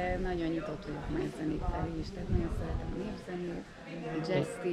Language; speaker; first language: Hungarian; native; Hungarian